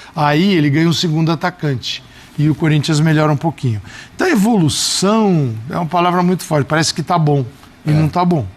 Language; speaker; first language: Portuguese; native; Portuguese